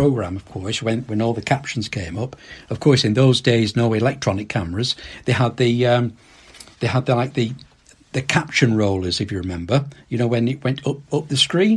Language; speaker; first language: English; native; English